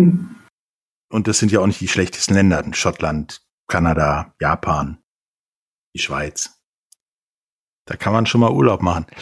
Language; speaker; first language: German; native; German